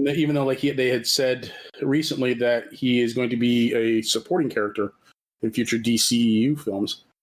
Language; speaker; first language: English; native; English